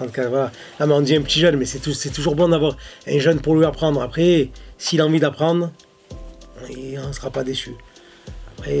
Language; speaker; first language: French; native; French